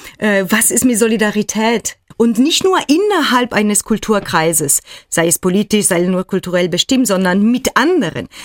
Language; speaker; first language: German; non-native, fluent; Italian